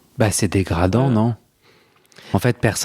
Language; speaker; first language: French; native; French